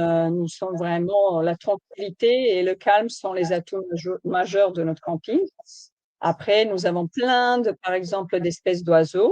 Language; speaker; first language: French; native; French